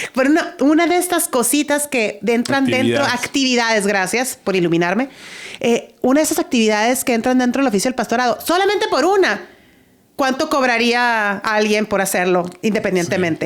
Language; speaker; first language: Spanish; native; Spanish